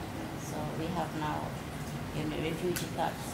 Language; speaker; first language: English; non-native, learner; Persian